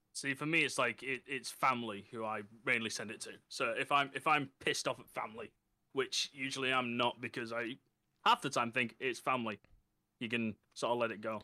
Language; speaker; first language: English; native; English